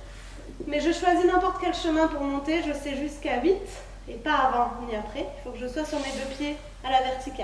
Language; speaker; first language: French; native; French